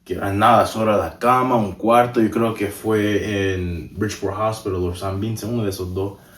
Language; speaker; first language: Spanish; early bilingual, heritage; Spanish